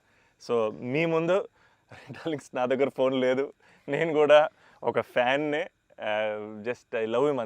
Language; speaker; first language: Telugu; native; Telugu